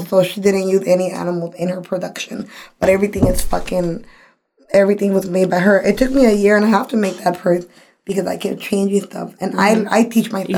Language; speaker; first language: English; early bilingual, other home language; Spanish